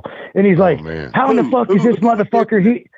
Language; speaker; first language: English; native; English